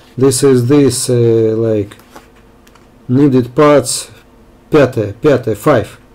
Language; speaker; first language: English; non-native, fluent; Russian